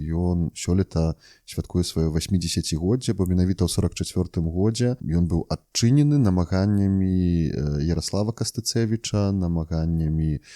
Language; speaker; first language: Belarusian; native; Belarusian